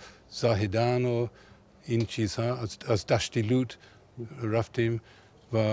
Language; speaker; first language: Persian; non-native, fluent; English